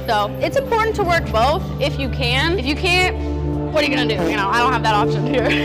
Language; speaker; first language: English; native; English